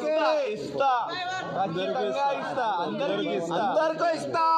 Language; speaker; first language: Telugu; non-native, learner; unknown